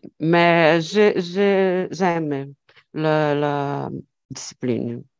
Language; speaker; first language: French; non-native, learner; Portuguese